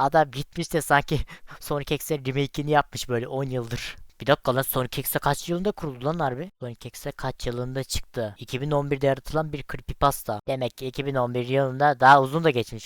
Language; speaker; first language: Turkish; native; Turkish